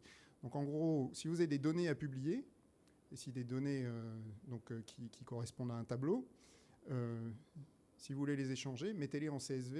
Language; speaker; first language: French; native; French